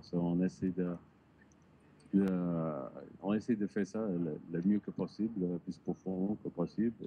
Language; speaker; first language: French; non-native, learner; English